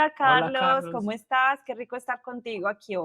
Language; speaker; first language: Spanish; native; Spanish